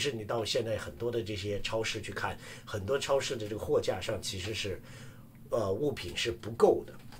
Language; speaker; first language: Chinese; native; Chinese